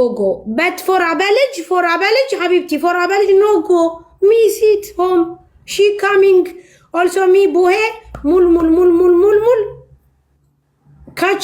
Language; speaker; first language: English; non-native, learner; Amharic